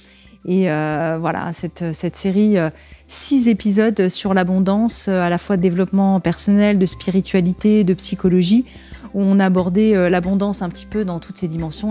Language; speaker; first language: French; native; French